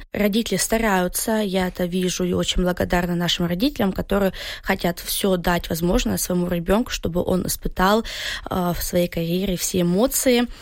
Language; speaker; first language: Russian; early bilingual, heritage; Russian